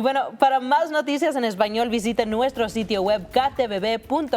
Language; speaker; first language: Spanish; native; Spanish